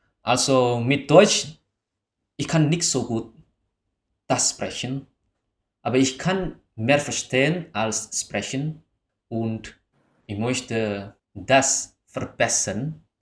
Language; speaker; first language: German; non-native, learner; Indonesian